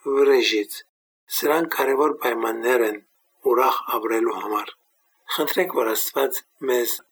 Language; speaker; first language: Armenian; native; Armenian